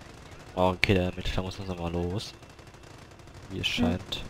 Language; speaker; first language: German; native; German